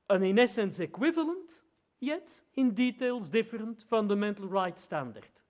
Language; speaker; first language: English; non-native, fluent; Dutch